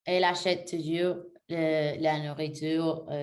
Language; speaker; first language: French; non-native, learner; Spanish